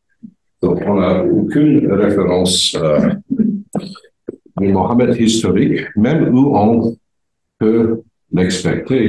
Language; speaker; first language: French; non-native, fluent; English